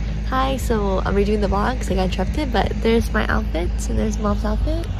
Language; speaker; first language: English; early bilingual, other home language; Spanish